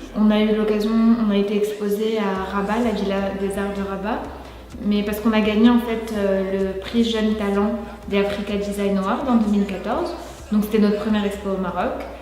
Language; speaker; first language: French; non-native, local second language; Arabic